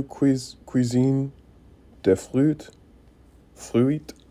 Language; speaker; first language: French; non-native, learner; English